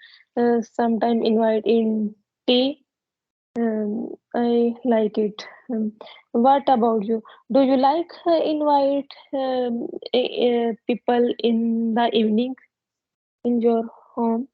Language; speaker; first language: English; non-native, learner; Punjabi